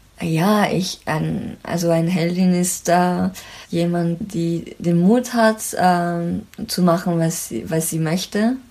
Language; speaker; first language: German; non-native, fluent; French